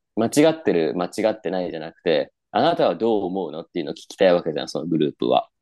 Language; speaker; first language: Japanese; native; Japanese